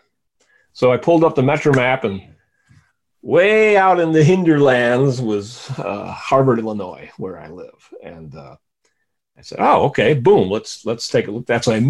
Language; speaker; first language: English; native; English